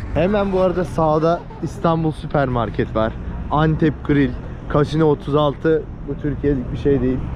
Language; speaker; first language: Turkish; native; Turkish